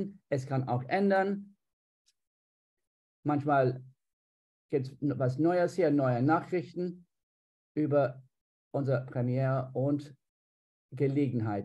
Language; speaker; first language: German; non-native, fluent; English